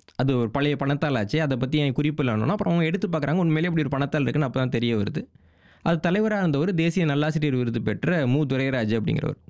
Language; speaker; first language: Tamil; native; Tamil